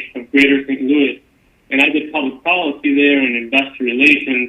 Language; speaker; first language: English; non-native, fluent; Spanish